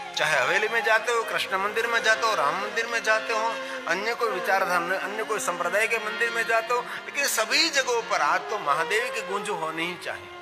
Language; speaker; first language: Hindi; non-native, local second language; Gujarati